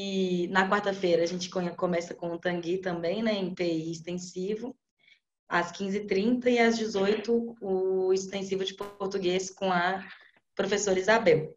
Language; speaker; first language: Portuguese; native; Portuguese